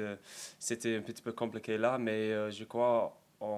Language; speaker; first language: French; non-native, learner; English